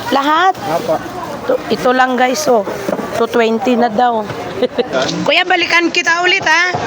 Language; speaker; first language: Filipino; non-native, local second language; Cebuano